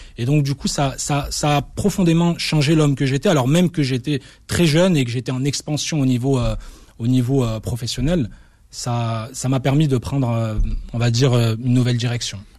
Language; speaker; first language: French; early bilingual, other home language; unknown